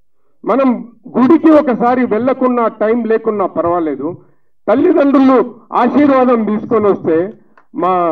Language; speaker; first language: Telugu; native; Telugu